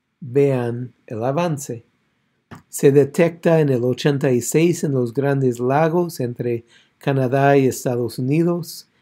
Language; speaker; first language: Spanish; non-native, fluent; English